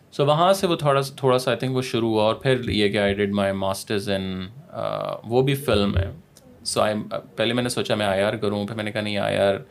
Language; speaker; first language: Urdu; native; Urdu